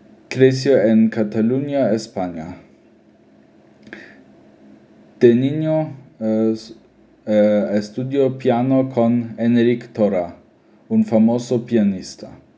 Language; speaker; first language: Spanish; non-native, learner; German